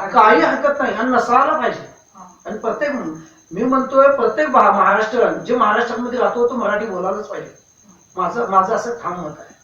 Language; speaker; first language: Marathi; non-native, local second language; Urdu